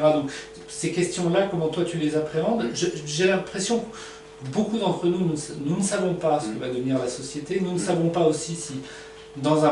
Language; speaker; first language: French; native; French